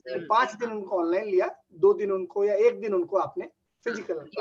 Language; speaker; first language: Hindi; native; Hindi